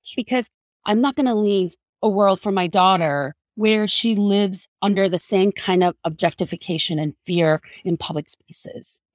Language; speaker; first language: English; non-native, fluent; Korean